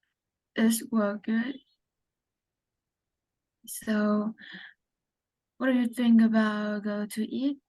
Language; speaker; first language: English; non-native, learner; Vietnamese